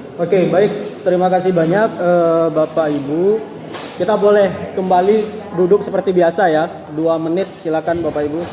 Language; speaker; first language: Indonesian; non-native, local second language; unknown